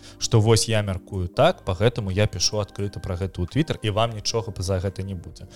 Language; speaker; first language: Belarusian; non-native, local second language; Russian